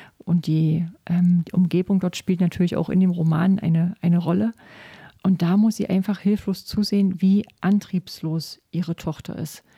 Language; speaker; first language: German; native; German